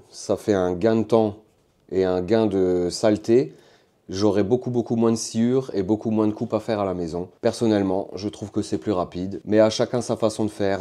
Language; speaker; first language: French; native; French